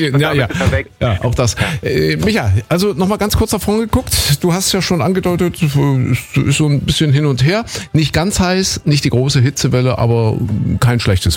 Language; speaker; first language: German; native; German